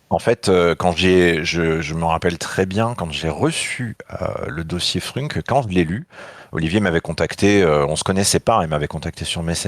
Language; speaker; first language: French; native; French